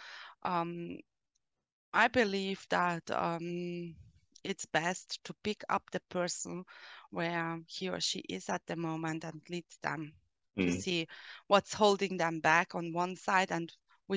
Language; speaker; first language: English; non-native, fluent; German